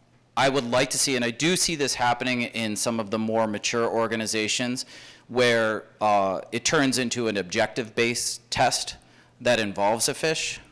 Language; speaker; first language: English; native; English